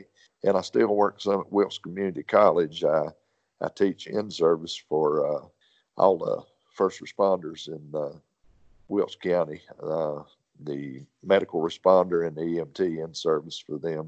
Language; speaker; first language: English; native; English